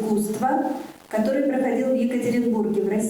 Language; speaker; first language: Russian; native; Russian